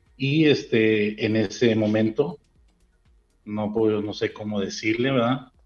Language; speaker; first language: Spanish; early bilingual, heritage; Spanish